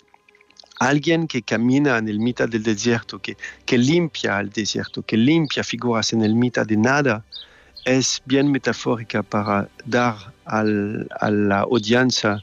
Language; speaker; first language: Spanish; non-native, fluent; French